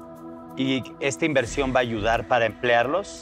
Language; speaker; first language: Spanish; native; Spanish